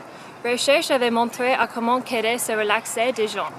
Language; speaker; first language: French; non-native, learner; English